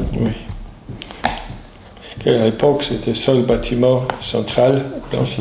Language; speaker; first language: French; non-native, fluent; Polish